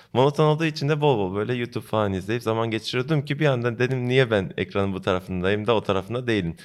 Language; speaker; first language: Turkish; early bilingual, heritage; Turkish